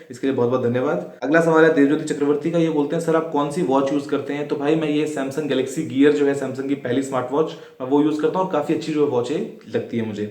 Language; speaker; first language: Hindi; native; Hindi